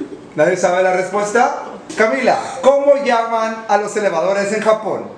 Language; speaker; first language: Spanish; native; Spanish